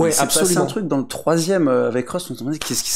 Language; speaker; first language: French; native; French